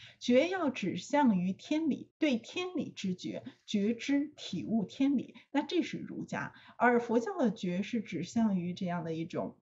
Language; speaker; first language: Chinese; native; Chinese